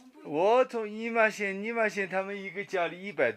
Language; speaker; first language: Chinese; native; Chinese